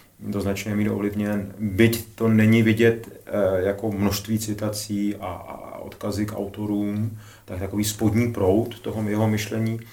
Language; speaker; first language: Czech; native; Czech